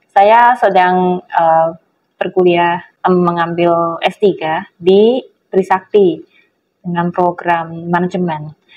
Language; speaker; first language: Indonesian; non-native, fluent; Chinese